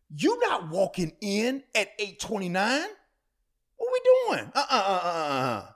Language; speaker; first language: English; native; English